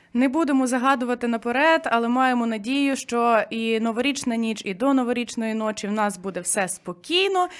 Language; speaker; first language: Ukrainian; native; Ukrainian